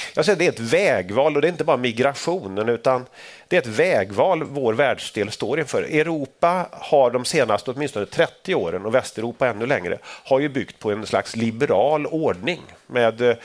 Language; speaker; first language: Swedish; native; Swedish